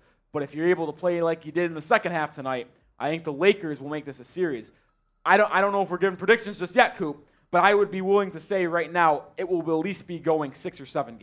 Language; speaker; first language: English; native; English